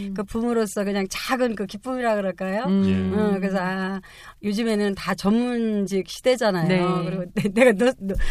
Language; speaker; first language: Korean; native; Korean